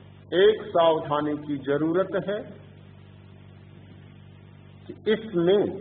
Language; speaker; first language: Hindi; native; Hindi